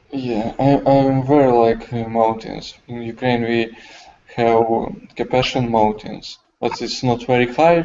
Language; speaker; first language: English; non-native, learner; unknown